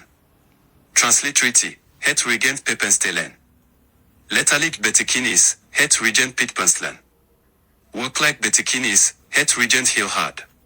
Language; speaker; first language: Dutch; non-native, learner; English